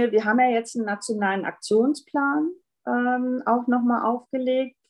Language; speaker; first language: German; native; German